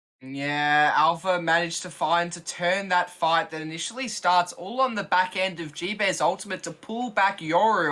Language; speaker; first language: English; native; English